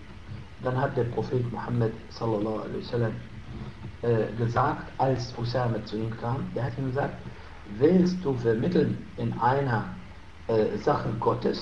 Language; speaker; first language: German; non-native, fluent; Arabic